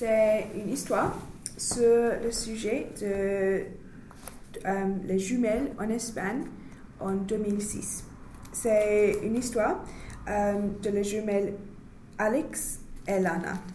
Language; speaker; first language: French; non-native, learner; English